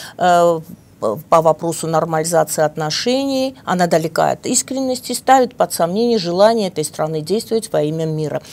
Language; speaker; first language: Russian; non-native, local second language; Armenian